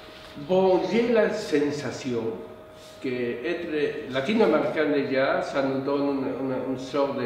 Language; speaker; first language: French; non-native, fluent; Spanish